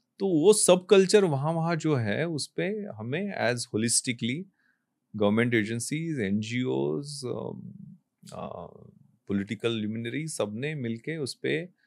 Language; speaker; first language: Hindi; non-native, local second language; Marathi